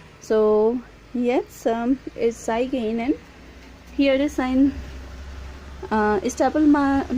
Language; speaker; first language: German; non-native, learner; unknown